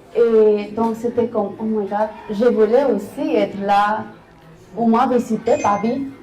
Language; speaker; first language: French; non-native, fluent; Spanish